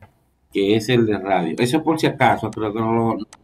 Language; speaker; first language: Spanish; native; Spanish